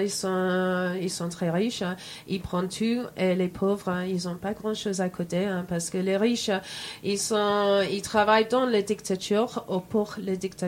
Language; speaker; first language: French; non-native, fluent; English